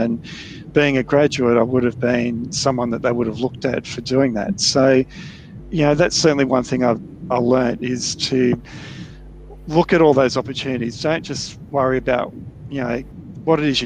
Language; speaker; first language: English; native; English